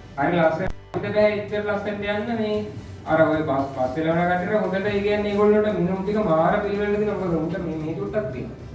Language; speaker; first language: Sinhala; native; Sinhala